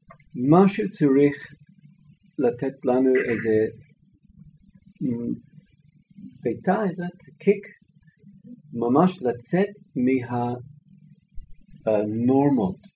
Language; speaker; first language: Hebrew; non-native, fluent; English